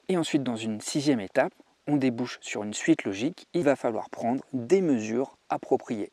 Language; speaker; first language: French; native; French